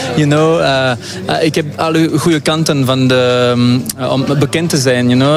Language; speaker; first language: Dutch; non-native, local second language; French